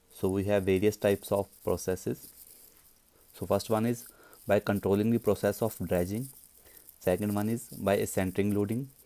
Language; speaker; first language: English; non-native, local second language; Punjabi